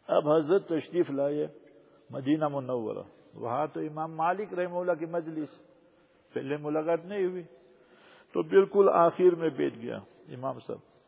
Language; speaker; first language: Urdu; non-native, local second language; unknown